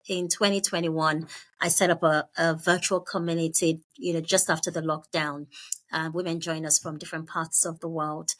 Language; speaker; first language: English; non-native, local second language; Yoruba